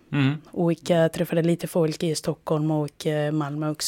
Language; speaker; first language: Swedish; non-native, fluent; Spanish